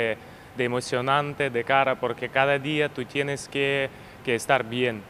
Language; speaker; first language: Spanish; non-native, learner; Ukrainian